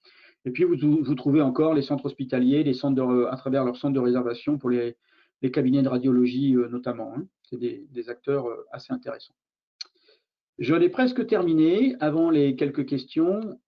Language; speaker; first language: French; native; French